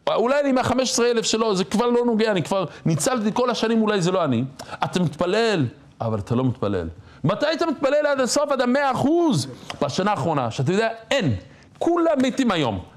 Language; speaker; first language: Hebrew; non-native, fluent; English